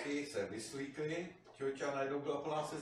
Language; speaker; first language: Czech; native; Czech